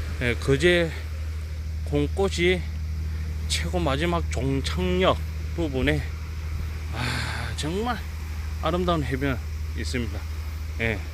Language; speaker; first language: Korean; native; Korean